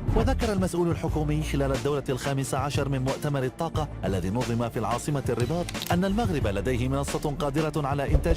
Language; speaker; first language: Arabic; native; Arabic